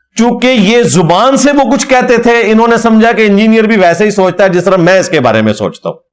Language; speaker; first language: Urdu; non-native, local second language; Punjabi